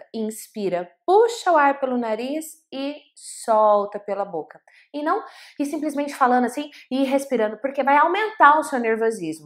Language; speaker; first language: Portuguese; native; Portuguese